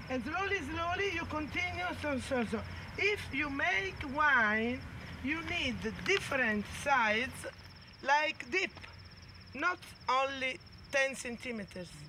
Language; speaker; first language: English; non-native, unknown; Italian